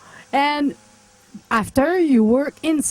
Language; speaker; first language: English; non-native, local second language; French